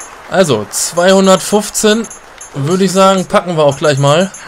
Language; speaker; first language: German; native; German